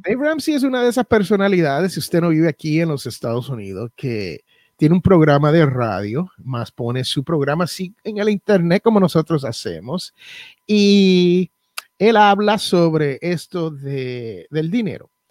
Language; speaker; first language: Spanish; native; Spanish